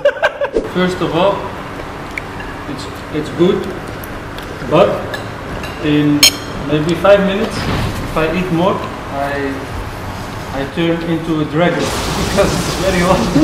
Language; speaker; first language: English; non-native, learner; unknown